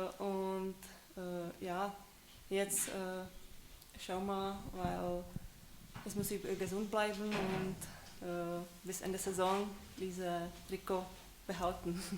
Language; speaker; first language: German; non-native, learner; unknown